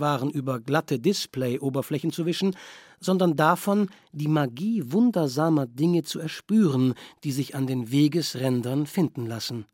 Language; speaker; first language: German; native; German